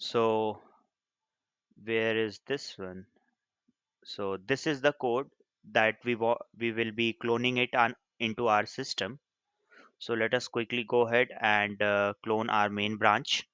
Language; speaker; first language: English; non-native, local second language; Hindi